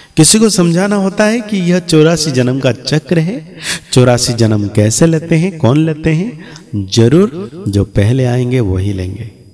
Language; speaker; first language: Hindi; native; Hindi